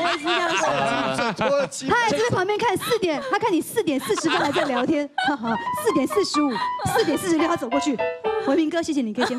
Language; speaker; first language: Chinese; native; Chinese